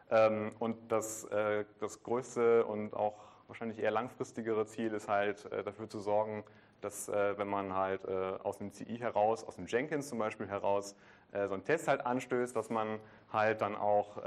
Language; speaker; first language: German; native; German